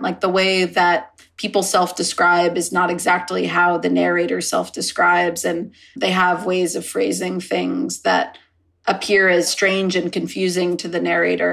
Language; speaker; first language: English; native; English